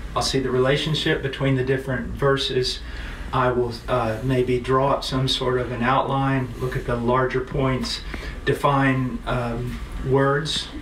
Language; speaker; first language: English; native; English